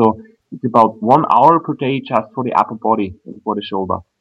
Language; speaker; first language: English; non-native, fluent; German